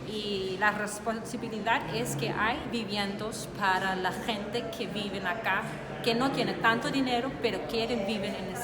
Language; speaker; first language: Spanish; non-native, learner; Danish